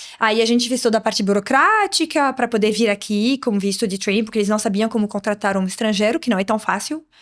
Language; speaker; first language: Portuguese; non-native, fluent; Arabic